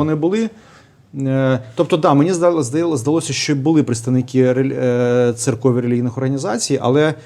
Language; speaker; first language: Ukrainian; native; Ukrainian